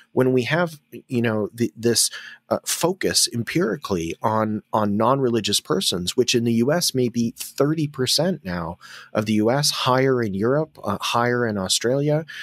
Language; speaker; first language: English; native; English